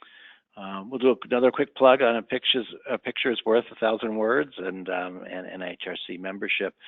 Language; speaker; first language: English; native; English